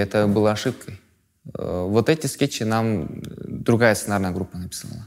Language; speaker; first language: Russian; non-native, local second language; Kazakh